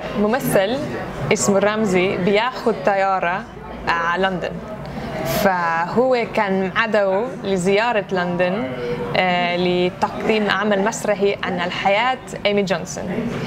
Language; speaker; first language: Arabic; non-native, learner; English